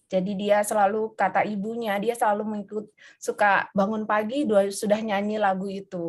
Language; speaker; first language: Indonesian; native; Indonesian